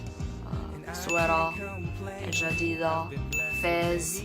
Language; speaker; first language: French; non-native, fluent; Korean